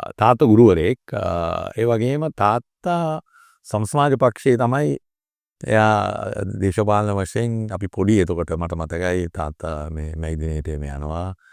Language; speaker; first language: Sinhala; non-native, local second language; Tamil